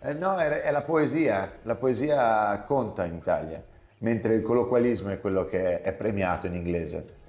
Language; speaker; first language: Italian; early bilingual, heritage; English